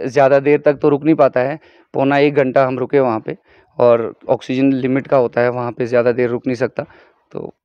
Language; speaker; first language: Hindi; non-native, local second language; Kashmiri